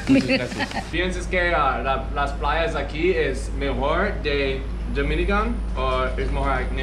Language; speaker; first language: Spanish; non-native, learner; English